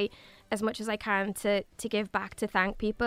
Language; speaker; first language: English; native; English